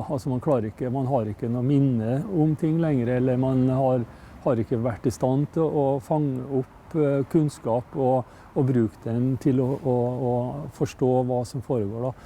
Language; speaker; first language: Norwegian; native; Norwegian